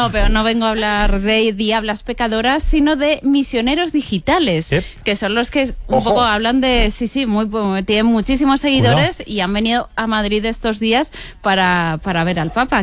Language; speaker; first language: Spanish; native; Spanish